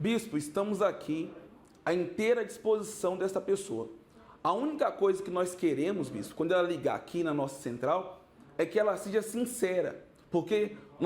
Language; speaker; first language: Portuguese; native; Portuguese